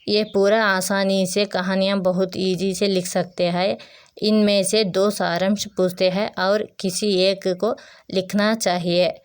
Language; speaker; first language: Hindi; non-native, local second language; Telugu